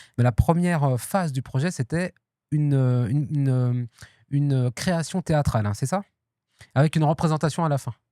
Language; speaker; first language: French; native; French